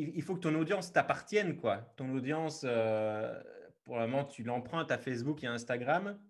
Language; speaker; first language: French; native; French